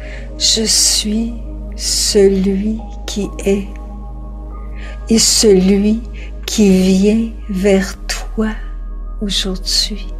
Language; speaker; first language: French; native; French